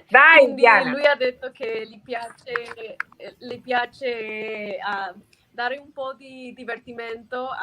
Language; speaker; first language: Italian; non-native, fluent; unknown